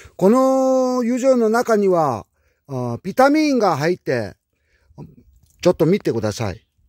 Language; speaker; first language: Japanese; non-native, learner; Korean